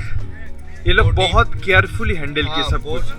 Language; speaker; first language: Hindi; non-native, local second language; Bangla